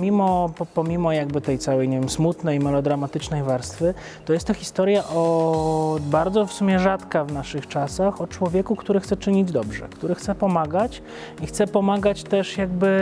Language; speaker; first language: Polish; native; Polish